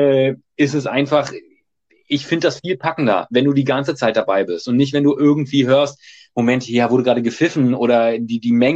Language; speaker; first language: German; native; German